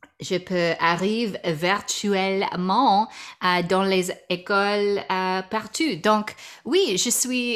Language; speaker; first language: French; non-native, learner; English